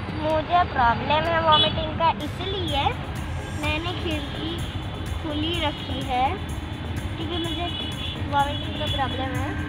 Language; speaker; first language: Hindi; non-native, local second language; Gujarati